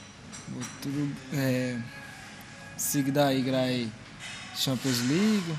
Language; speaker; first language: Russian; non-native, learner; Portuguese